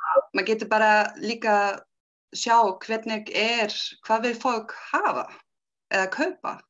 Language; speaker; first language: Icelandic; non-native, learner; German